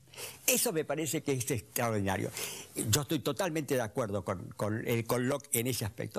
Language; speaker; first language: Spanish; native; Spanish